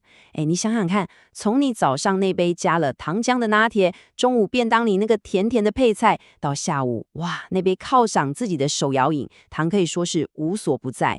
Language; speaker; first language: Chinese; native; Chinese